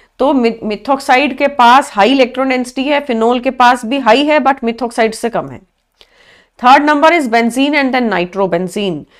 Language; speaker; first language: Hindi; native; Hindi